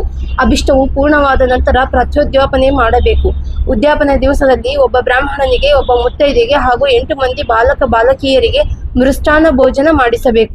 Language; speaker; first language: Kannada; native; Kannada